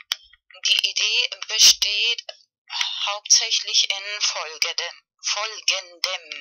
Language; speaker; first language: German; non-native, fluent; Spanish